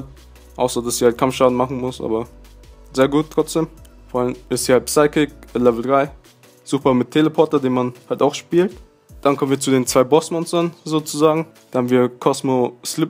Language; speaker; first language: German; native; German